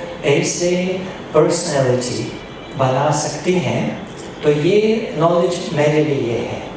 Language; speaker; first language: Hindi; non-native, fluent; Russian